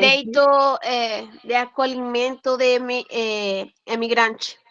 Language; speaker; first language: Portuguese; non-native, learner; Spanish